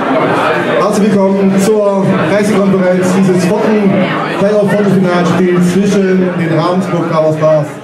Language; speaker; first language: German; native; German